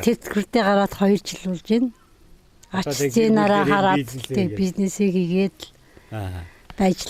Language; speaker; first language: Mongolian; non-native, local second language; Kazakh